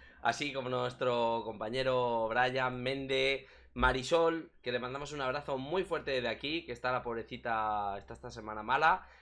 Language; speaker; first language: Spanish; native; Spanish